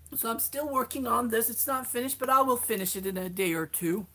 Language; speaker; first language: English; native; English